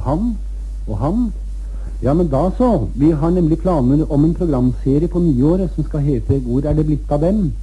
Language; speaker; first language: Norwegian; native; Norwegian